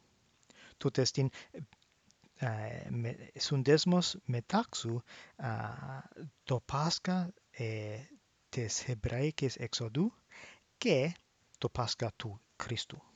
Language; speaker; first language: Greek; non-native, learner; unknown